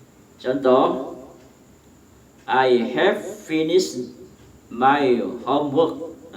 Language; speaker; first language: English; non-native, fluent; Indonesian